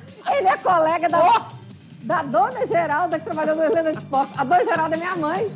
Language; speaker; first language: Portuguese; native; Portuguese